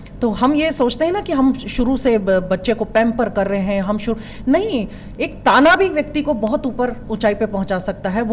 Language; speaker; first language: Hindi; native; Hindi